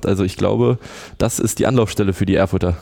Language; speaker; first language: German; native; German